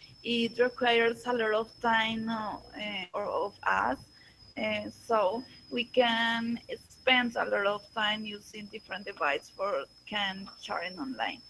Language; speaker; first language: English; non-native, learner; Spanish